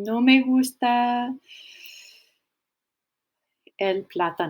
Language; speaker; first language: Spanish; non-native, fluent; English